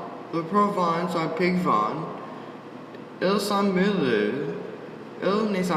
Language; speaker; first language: French; non-native, learner; English